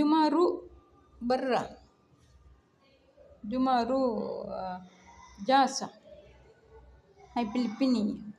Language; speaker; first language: Arabic; non-native, learner; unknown